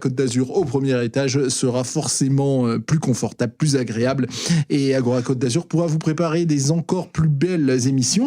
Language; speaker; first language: French; native; French